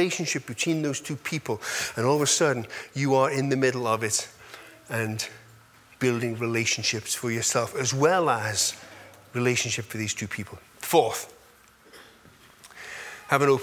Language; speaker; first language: English; native; English